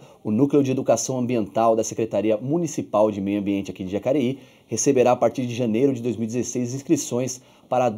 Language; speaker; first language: Portuguese; native; Portuguese